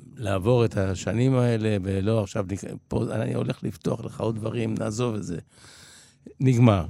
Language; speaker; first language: Hebrew; early bilingual, other home language; Polish